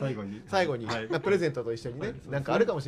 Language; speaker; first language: Japanese; native; Japanese